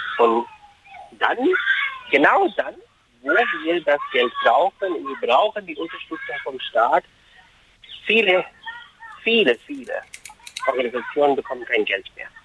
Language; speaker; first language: German; non-native, fluent; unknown